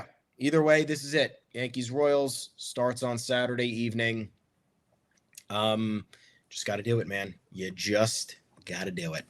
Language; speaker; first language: English; native; English